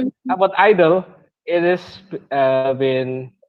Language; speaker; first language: English; non-native, learner; Indonesian